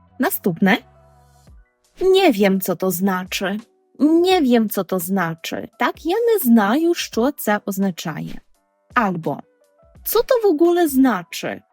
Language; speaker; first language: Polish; non-native, fluent; Ukrainian